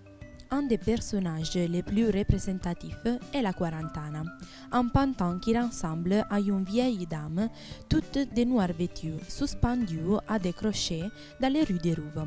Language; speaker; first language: French; non-native, learner; Italian